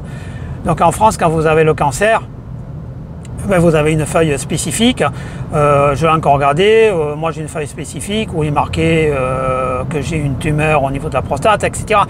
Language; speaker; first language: French; native; French